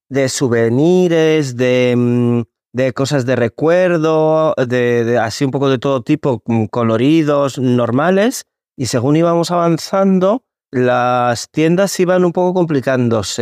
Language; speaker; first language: Spanish; native; Spanish